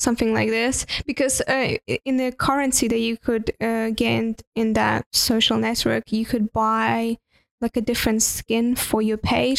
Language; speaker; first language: English; non-native, fluent; Russian